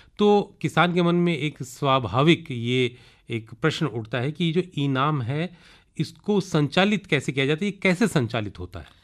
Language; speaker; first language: Hindi; native; Hindi